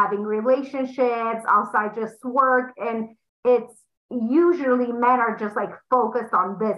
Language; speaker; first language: English; non-native, fluent; Romanian